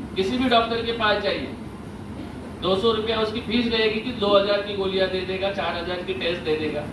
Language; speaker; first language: Hindi; non-native, local second language; Marathi